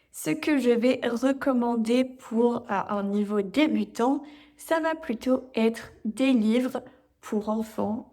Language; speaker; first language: French; native; French